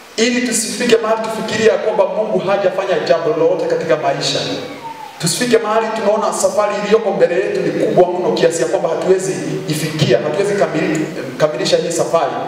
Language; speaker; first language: Swahili; non-native, local second language; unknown